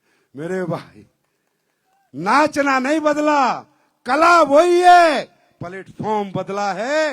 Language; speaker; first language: Hindi; native; Hindi